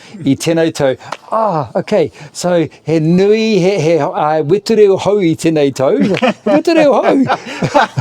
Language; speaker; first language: Māori; non-native, local second language; English